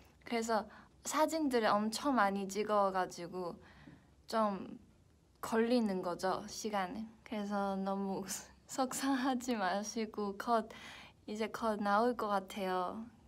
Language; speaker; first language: Korean; non-native, fluent; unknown